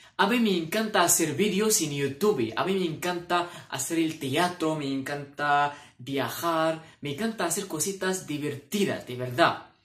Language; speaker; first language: Spanish; non-native, fluent; Arabic